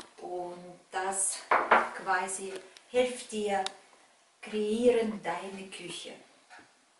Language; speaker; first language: German; non-native, fluent; Russian